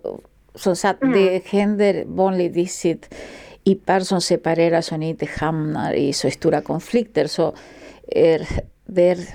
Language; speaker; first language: Swedish; non-native, fluent; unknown